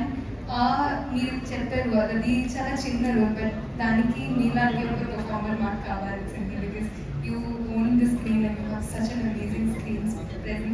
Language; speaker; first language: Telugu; non-native, fluent; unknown